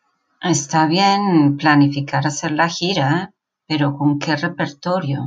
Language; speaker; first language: Spanish; native; Spanish